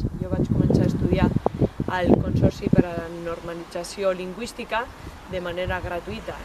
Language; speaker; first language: Catalan; non-native, fluent; Basque